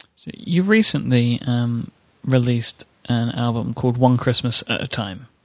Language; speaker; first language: English; native; English